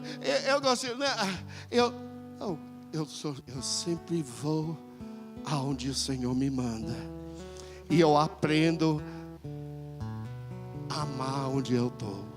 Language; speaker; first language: Portuguese; non-native, fluent; English